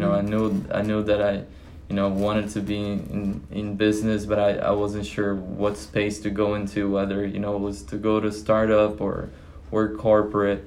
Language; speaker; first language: English; non-native, fluent; Portuguese